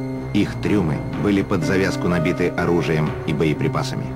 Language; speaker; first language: Russian; native; Russian